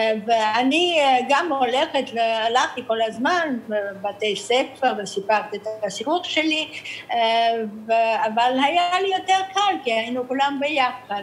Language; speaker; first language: Hebrew; early bilingual, other home language; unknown